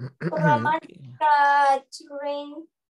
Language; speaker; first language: Spanish; non-native, learner; English